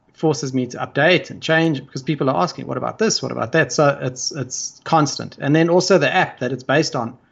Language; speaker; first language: English; native; English